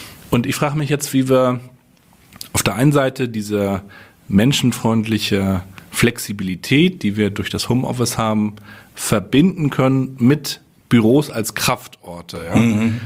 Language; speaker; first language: German; native; German